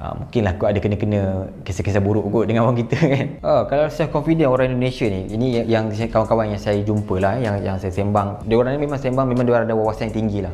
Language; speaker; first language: Malay; native; Malay